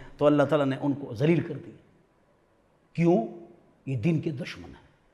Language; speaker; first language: Urdu; non-native, local second language; Pashto